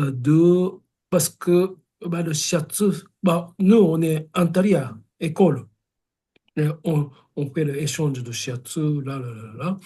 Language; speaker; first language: French; non-native, fluent; Japanese